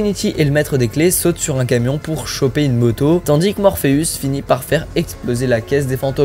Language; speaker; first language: French; native; French